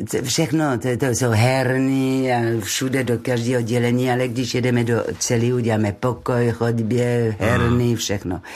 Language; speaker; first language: Czech; non-native, learner; French